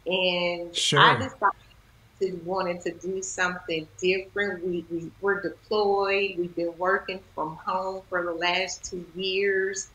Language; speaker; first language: English; native; English